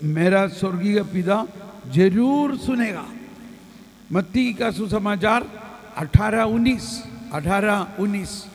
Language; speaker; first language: Hindi; non-native, local second language; Malayalam